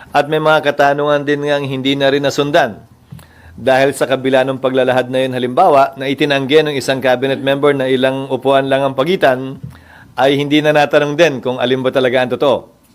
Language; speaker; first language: Filipino; native; Filipino